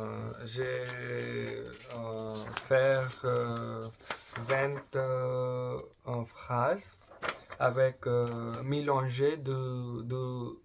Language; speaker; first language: French; non-native, learner; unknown